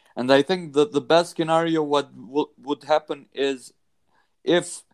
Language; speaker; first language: English; non-native, fluent; Albanian